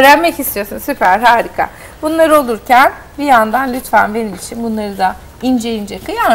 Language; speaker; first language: Turkish; native; Turkish